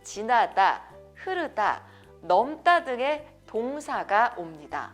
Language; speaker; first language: Korean; native; Korean